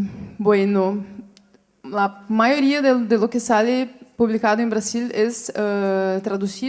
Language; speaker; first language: Spanish; non-native, fluent; Portuguese